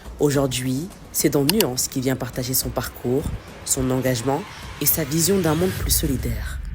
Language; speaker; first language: French; early bilingual, other home language; Wolof